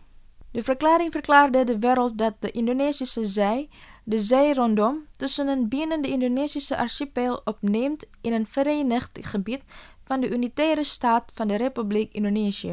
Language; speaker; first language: Dutch; non-native, fluent; Indonesian